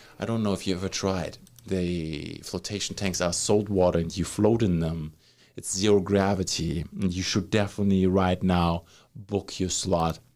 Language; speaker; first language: English; non-native, fluent; German